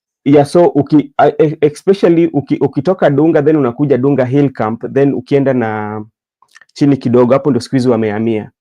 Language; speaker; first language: Swahili; non-native, local second language; Luo (Kenya and Tanzania)